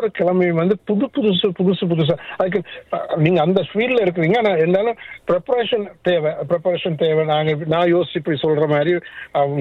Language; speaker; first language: Tamil; native; Tamil